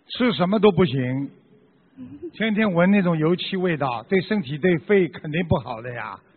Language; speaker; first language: Chinese; native; Chinese